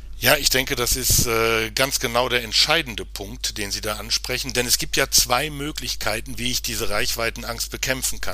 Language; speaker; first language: German; native; German